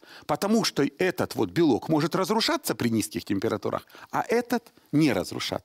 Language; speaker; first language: Russian; native; Russian